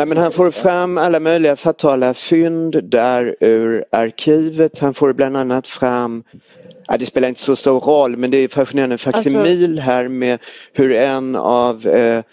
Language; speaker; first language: Swedish; non-native, fluent; German